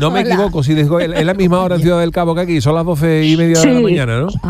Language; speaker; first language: Spanish; native; Spanish